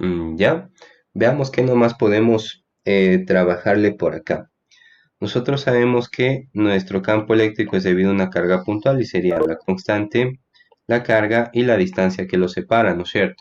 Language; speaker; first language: Spanish; native; Spanish